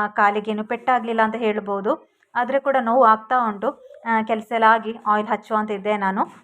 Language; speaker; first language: Kannada; non-native, local second language; Tulu